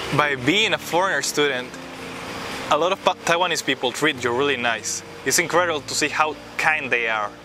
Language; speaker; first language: English; non-native, fluent; Spanish